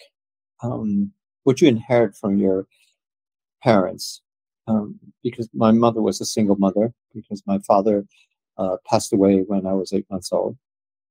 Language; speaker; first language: English; native; English